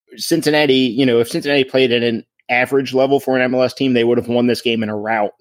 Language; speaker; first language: English; native; English